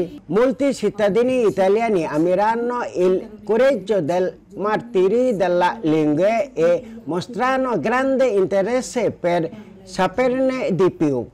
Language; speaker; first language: Italian; non-native, fluent; Bangla